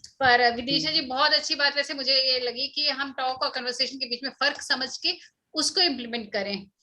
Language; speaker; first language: Hindi; native; Hindi